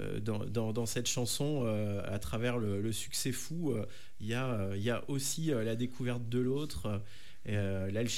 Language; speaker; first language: French; native; French